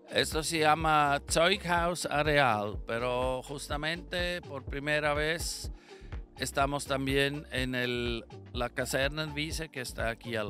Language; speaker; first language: Spanish; non-native, fluent; German